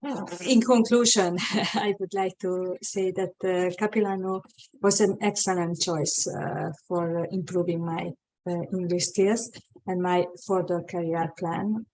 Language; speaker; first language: English; non-native, fluent; Hungarian